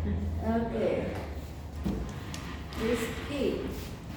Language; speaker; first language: English; non-native, fluent; Indonesian